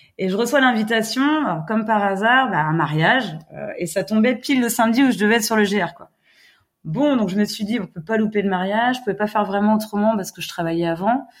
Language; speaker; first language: French; non-native, fluent; English